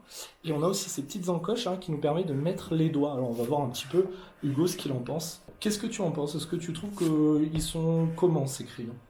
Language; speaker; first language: French; native; French